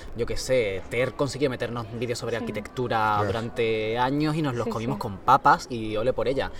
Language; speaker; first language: Spanish; native; Spanish